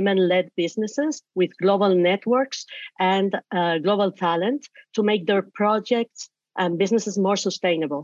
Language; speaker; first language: English; non-native, fluent; Spanish